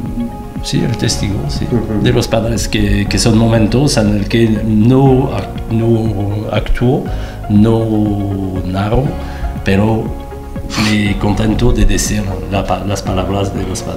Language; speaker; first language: Spanish; non-native, fluent; French